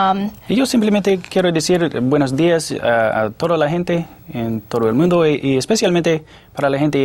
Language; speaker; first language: Spanish; non-native, fluent; English